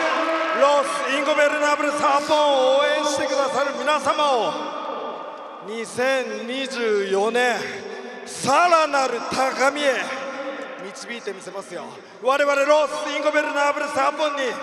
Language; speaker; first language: Japanese; native; Japanese